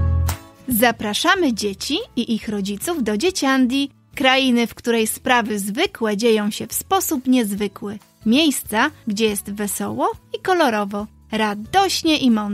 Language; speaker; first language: Polish; native; Polish